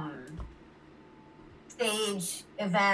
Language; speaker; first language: English; native; English